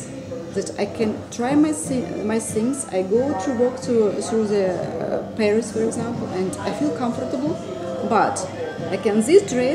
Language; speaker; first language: English; non-native, learner; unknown